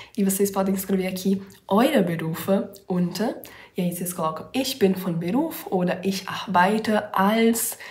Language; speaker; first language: German; non-native, fluent; Portuguese